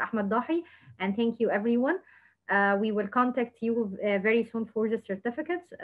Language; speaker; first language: English; non-native, fluent; Arabic